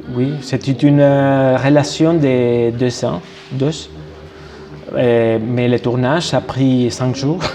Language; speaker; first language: French; non-native, fluent; Spanish